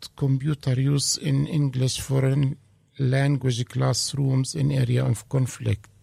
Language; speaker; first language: English; non-native, fluent; Arabic